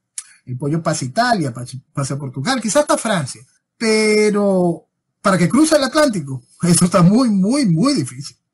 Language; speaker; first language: Spanish; native; Spanish